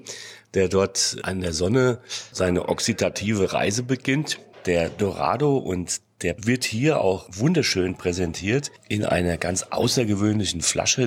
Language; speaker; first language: German; native; German